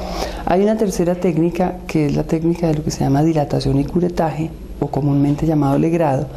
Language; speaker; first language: Spanish; native; Spanish